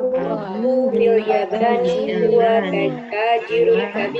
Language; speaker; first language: Arabic; non-native, learner; Indonesian